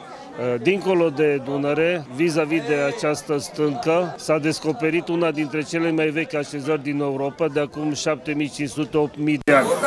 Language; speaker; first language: Romanian; non-native, local second language; Serbian